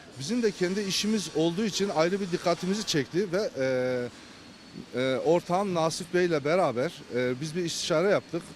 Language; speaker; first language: Turkish; native; Turkish